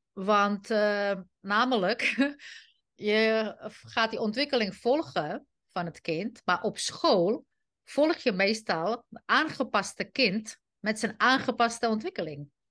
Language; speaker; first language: Dutch; non-native, fluent; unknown